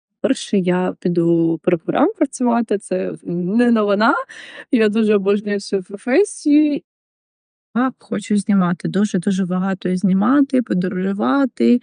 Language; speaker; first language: Ukrainian; native; Ukrainian